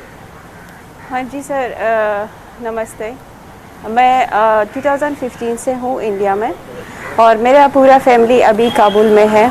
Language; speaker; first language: Hindi; non-native, fluent; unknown